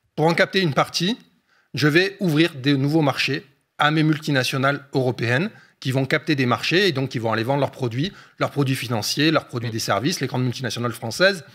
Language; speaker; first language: French; native; French